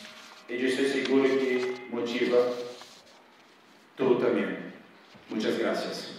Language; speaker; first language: Spanish; non-native, fluent; Portuguese